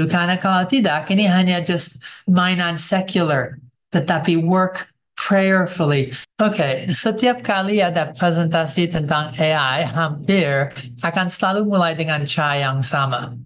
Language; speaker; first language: Indonesian; non-native, fluent; English